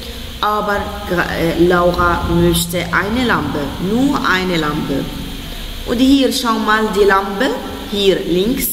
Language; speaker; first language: German; non-native, fluent; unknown